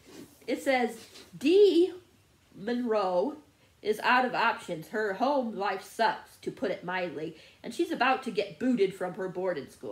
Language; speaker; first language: English; native; English